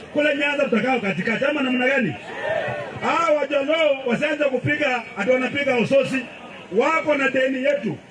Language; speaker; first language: Swahili; non-native, local second language; Luyia